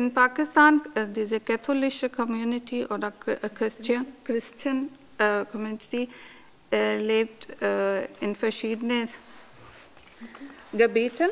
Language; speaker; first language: German; non-native, learner; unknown